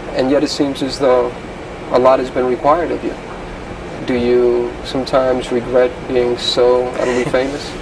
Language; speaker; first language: English; native; English